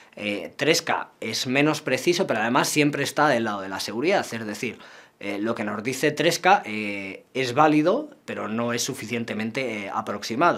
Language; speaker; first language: Spanish; native; Spanish